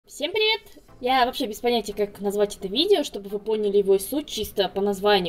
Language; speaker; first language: Russian; native; Russian